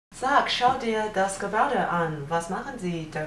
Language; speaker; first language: German; non-native, learner; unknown